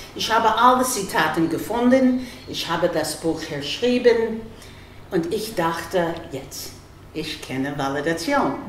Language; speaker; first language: German; non-native, fluent; English